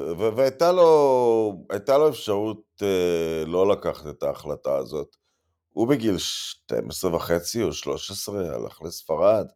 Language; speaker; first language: Hebrew; native; Hebrew